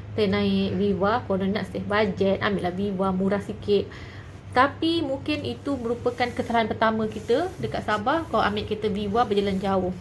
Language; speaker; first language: Malay; native; Malay